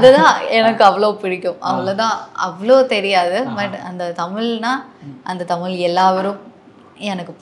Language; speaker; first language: Tamil; non-native, learner; Malayalam